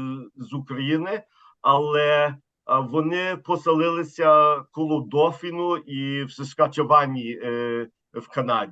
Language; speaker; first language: Ukrainian; early bilingual, heritage; Ukrainian